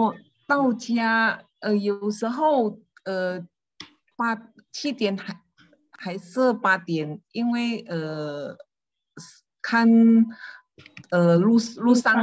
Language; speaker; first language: Chinese; non-native, learner; Indonesian